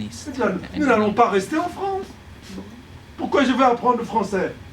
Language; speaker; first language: French; early bilingual, other home language; Arabic